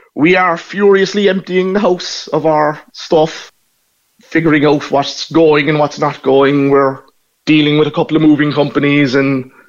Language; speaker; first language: English; native; English